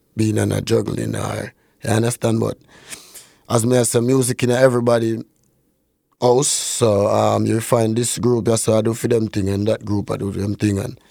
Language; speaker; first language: English; non-native, local second language; Jamaican Creole English